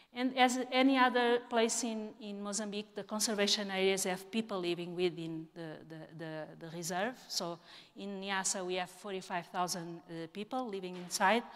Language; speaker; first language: English; non-native, fluent; Portuguese